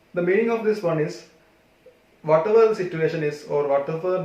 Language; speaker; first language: English; non-native, local second language; Malayalam